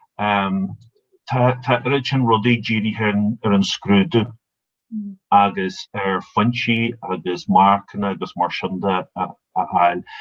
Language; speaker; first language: Irish; native; Irish